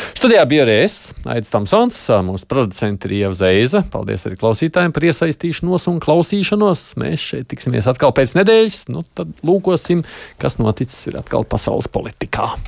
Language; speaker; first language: Latvian; native; Latvian